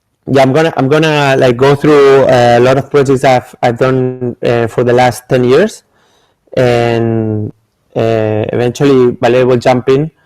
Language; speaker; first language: English; non-native, fluent; Spanish